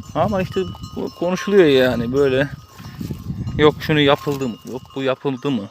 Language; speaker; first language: Turkish; native; Turkish